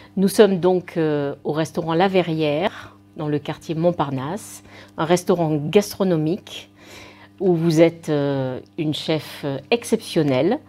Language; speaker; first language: French; native; French